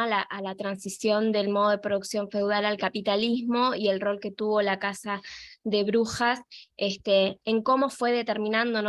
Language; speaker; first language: Spanish; native; Spanish